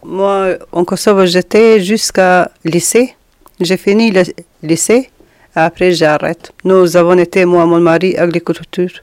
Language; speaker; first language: French; non-native, learner; Albanian